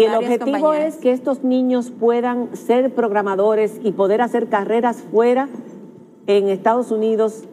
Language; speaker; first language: Spanish; native; Spanish